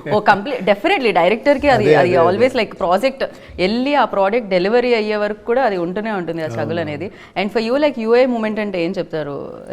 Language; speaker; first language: Telugu; native; Telugu